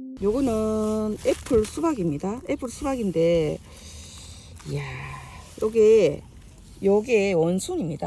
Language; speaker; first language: Korean; native; Korean